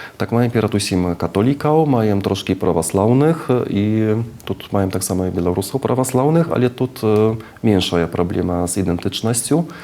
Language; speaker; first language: Belarusian; non-native, fluent; Czech